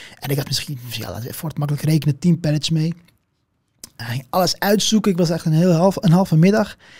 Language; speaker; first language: Dutch; early bilingual, other home language; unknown